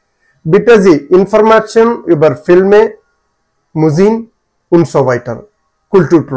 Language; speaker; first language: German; non-native, fluent; Telugu